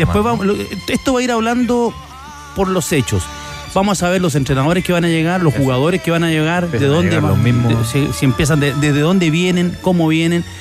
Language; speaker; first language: Spanish; native; Spanish